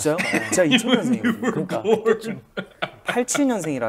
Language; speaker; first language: Korean; native; Korean